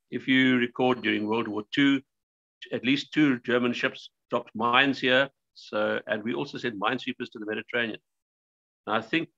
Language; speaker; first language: English; native; English